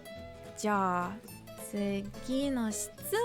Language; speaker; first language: Japanese; non-native, learner; English